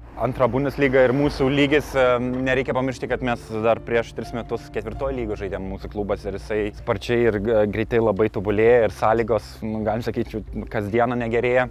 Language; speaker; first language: Lithuanian; early bilingual, heritage; Lithuanian